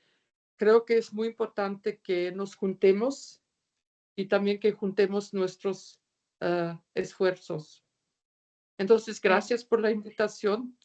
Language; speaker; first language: Spanish; non-native, fluent; German